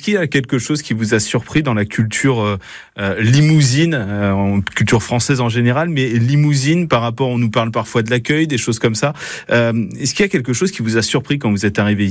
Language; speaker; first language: French; native; French